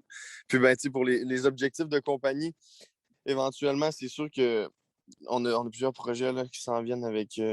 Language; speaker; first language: French; native; French